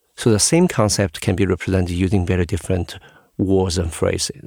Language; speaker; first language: English; non-native, fluent; Chinese